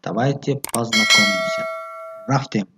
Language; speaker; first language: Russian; non-native, fluent; Tajik